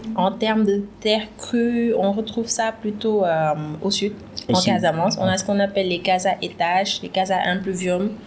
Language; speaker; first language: French; non-native, local second language; Wolof